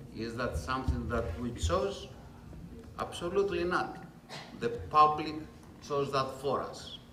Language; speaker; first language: English; non-native, fluent; Greek